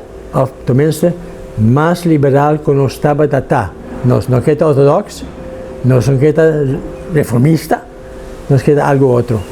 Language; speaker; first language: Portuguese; non-native, learner; Papiamento